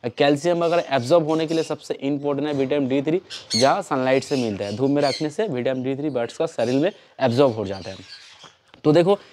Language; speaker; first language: Hindi; non-native, local second language; Bangla